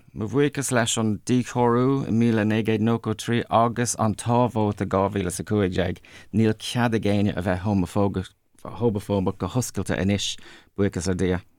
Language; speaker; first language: Irish; non-native, local second language; English